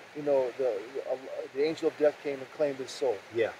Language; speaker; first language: English; native; English